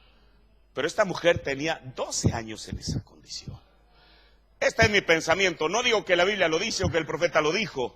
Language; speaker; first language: Spanish; native; Spanish